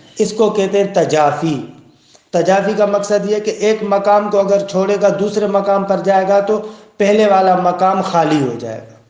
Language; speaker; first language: Urdu; native; Urdu